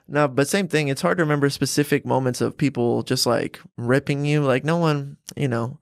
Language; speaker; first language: English; native; English